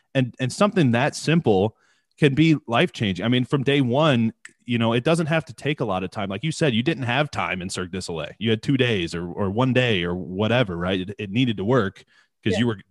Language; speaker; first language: English; native; English